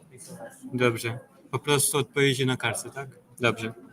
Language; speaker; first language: Polish; non-native, fluent; Ukrainian